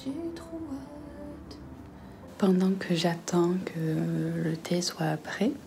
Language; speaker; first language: French; non-native, fluent; English